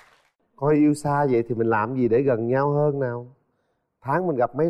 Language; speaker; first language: Vietnamese; native; Vietnamese